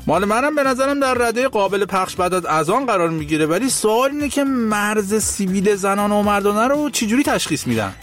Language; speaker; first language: Persian; native; Persian